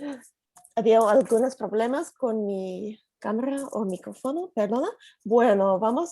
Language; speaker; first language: Spanish; non-native, learner; English